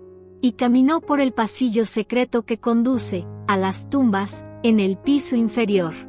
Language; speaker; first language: Spanish; native; Spanish